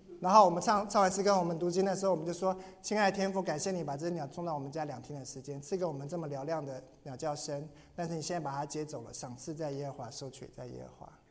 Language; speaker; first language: Chinese; native; Chinese